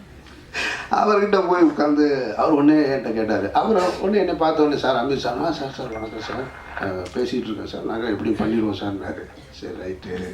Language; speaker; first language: Tamil; native; Tamil